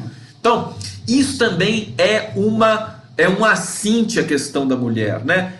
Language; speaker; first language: Portuguese; native; Portuguese